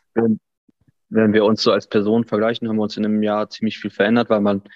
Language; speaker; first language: German; native; German